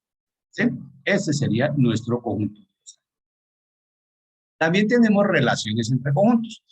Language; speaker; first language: Spanish; native; Spanish